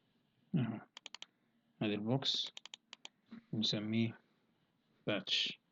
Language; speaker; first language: Arabic; native; Arabic